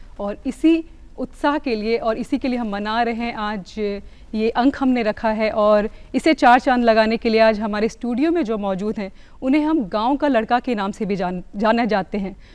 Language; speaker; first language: Hindi; native; Hindi